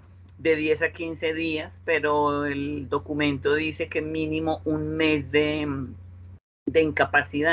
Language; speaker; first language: Spanish; native; Spanish